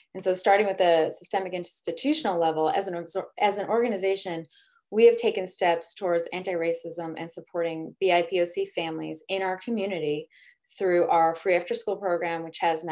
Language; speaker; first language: English; native; English